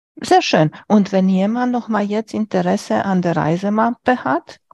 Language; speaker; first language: German; non-native, fluent; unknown